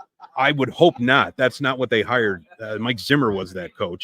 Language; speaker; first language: English; native; English